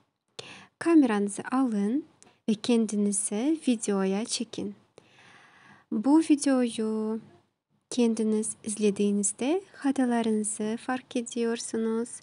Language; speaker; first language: Turkish; non-native, learner; Kazakh